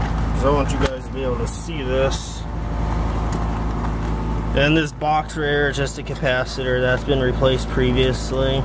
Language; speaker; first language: English; native; English